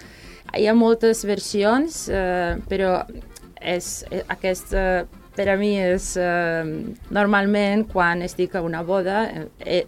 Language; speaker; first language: Catalan; non-native, fluent; Serbian